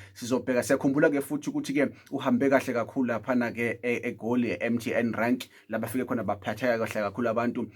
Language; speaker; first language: Zulu; native; Zulu